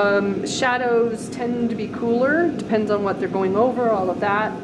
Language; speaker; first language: English; native; English